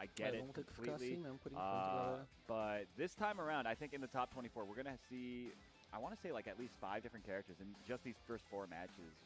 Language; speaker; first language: English; native; English